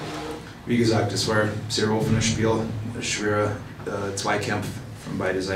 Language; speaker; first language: German; non-native, fluent; English